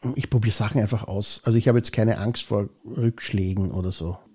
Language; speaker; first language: German; native; German